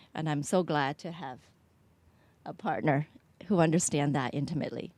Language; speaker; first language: English; early bilingual, other home language; Chinese